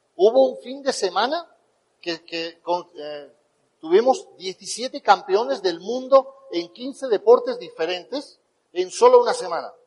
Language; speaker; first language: Spanish; native; Spanish